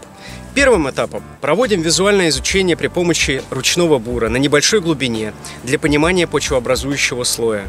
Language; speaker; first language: Russian; native; Russian